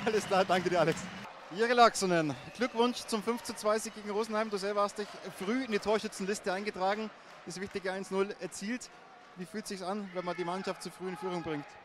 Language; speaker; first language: German; native; German